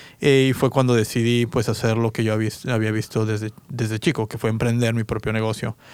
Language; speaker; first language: Spanish; native; Spanish